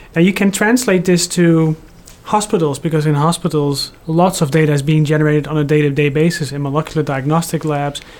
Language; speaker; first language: English; non-native, fluent; Dutch